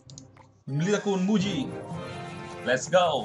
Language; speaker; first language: English; non-native, learner; Vietnamese